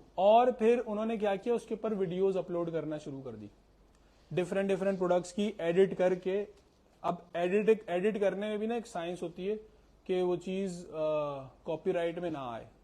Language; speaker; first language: Urdu; native; Urdu